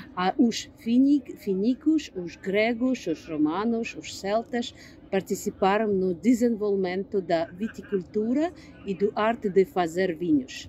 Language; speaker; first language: Portuguese; non-native, learner; English